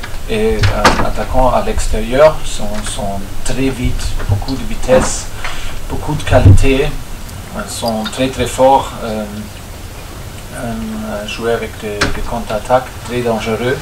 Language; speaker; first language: French; non-native, fluent; German